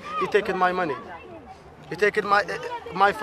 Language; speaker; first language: English; non-native, learner; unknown